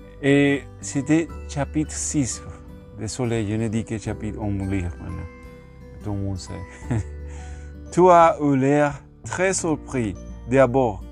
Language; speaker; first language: French; non-native, learner; Spanish